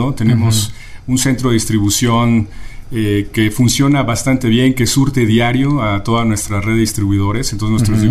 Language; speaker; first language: Spanish; native; Spanish